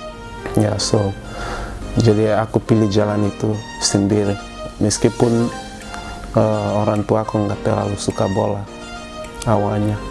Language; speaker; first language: Indonesian; non-native, fluent; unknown